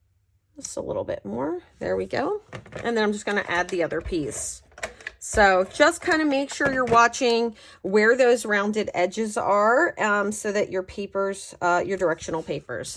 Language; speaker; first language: English; native; English